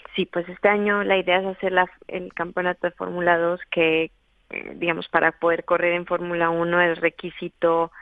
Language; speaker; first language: Spanish; native; Spanish